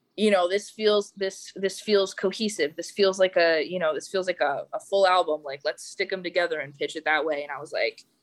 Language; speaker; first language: English; native; English